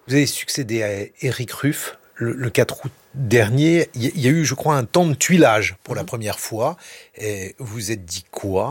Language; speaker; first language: French; native; French